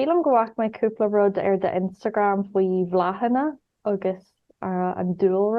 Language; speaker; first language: Irish; non-native, local second language; English